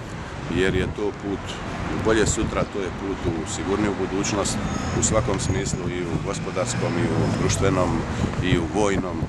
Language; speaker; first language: Croatian; native; Croatian